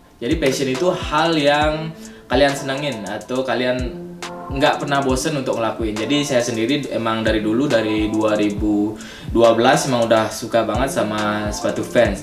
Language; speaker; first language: Indonesian; native; Indonesian